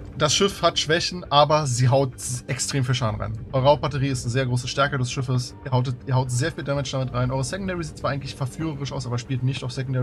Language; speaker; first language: German; native; German